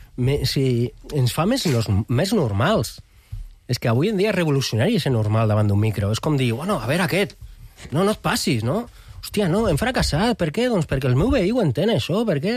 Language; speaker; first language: Catalan; non-native, local second language; Spanish